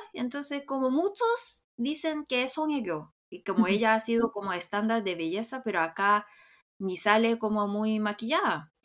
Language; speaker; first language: Spanish; non-native, fluent; Korean